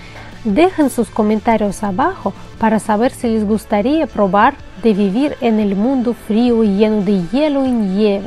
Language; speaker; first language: Spanish; non-native, fluent; Russian